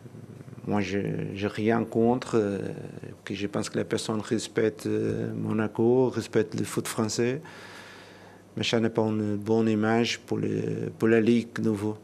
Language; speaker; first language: French; non-native, learner; Portuguese